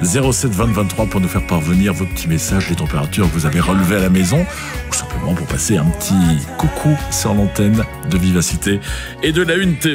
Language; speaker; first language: French; native; French